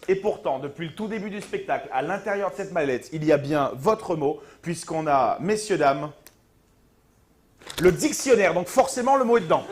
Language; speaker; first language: French; native; French